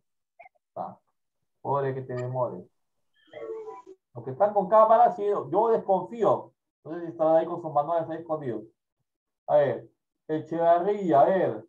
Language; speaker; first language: Spanish; native; Spanish